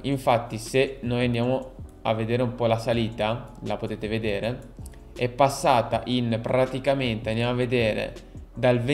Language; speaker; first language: Italian; native; Italian